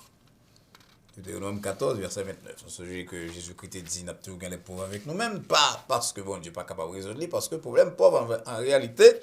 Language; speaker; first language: French; non-native, local second language; Haitian Creole